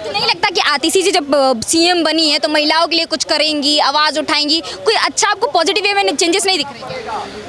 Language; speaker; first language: Hindi; native; Hindi